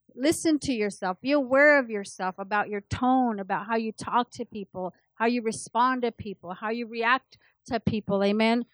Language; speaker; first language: English; early bilingual, other home language; Spanish